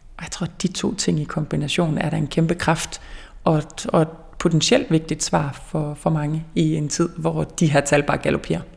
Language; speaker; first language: Danish; native; Danish